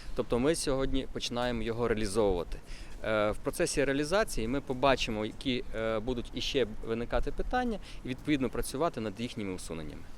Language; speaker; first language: Ukrainian; native; Ukrainian